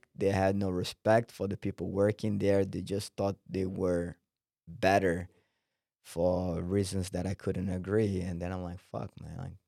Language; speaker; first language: English; non-native, fluent; Portuguese